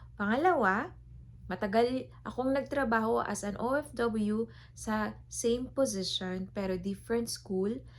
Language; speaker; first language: Filipino; native; Filipino